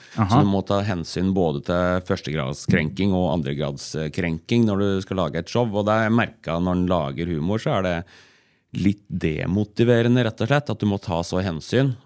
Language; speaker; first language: Norwegian; native; Norwegian